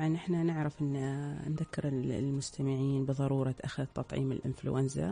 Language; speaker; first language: Arabic; native; Arabic